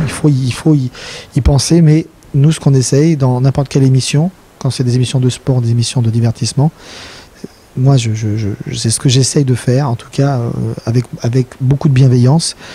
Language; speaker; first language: French; native; French